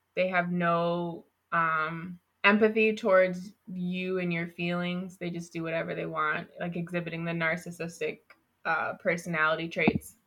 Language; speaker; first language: English; native; English